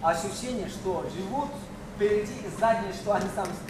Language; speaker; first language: Russian; non-native, learner; Chinese